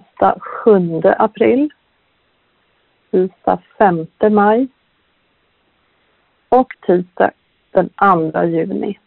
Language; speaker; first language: Swedish; native; Swedish